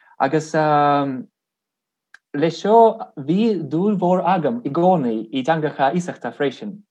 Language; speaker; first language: Irish; non-native, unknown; Russian